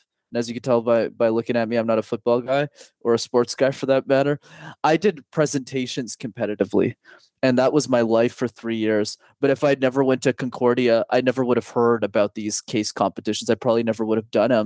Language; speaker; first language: English; native; English